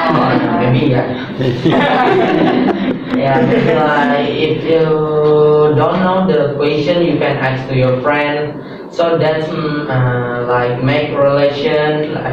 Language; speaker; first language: English; non-native, learner; Indonesian